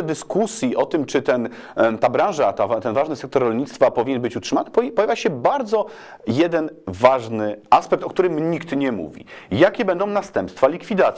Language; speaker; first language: Polish; native; Polish